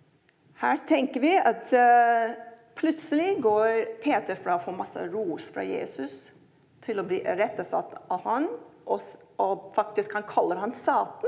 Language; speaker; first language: Norwegian; non-native, fluent; English